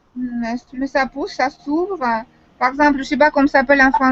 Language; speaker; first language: French; non-native, fluent; Russian